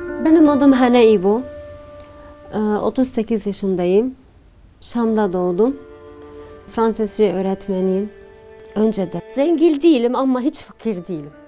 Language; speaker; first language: Turkish; non-native, learner; Arabic